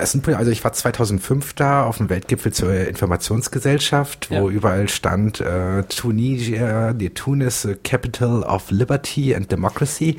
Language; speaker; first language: German; native; German